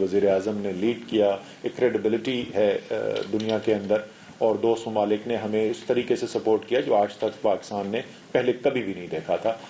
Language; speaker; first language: Urdu; native; Urdu